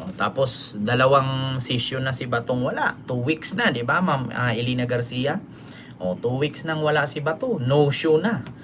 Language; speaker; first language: Filipino; non-native, local second language; Cebuano